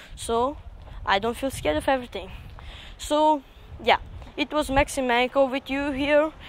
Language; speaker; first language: English; non-native, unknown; Russian